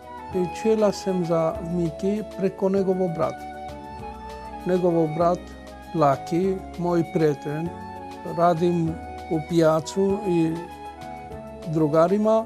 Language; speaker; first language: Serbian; non-native, local second language; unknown